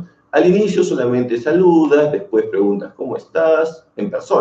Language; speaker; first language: Spanish; native; Spanish